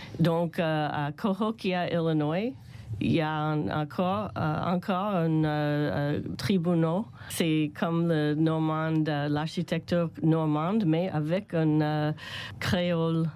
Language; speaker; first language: French; non-native, learner; English